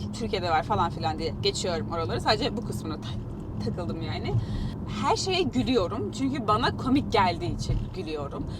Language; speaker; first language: Turkish; native; Turkish